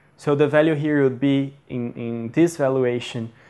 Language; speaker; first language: English; non-native, fluent; Portuguese